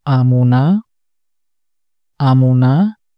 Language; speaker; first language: Korean; non-native, fluent; Indonesian